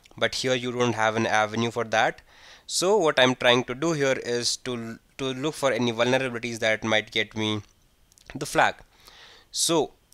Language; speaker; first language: English; non-native, local second language; Hindi